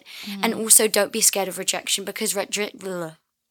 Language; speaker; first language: English; native; English